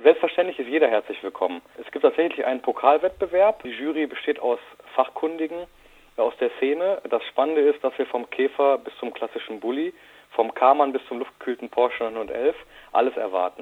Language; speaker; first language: German; native; German